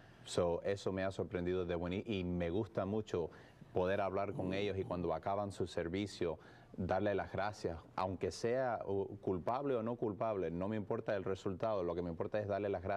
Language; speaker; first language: Spanish; early bilingual, heritage; Spanish